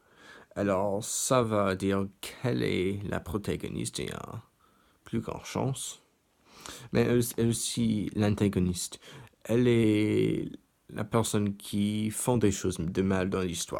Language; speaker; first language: French; non-native, learner; English